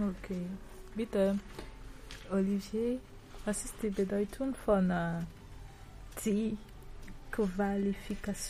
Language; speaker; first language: German; non-native, fluent; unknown